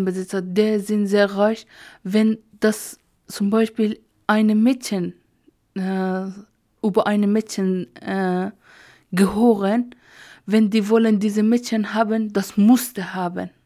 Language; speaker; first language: German; non-native, learner; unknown